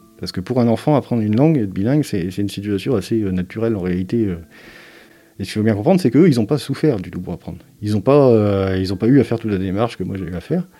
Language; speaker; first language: French; native; French